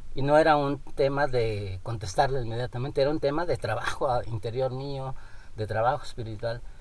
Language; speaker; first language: Spanish; non-native, local second language; Nahuatl languages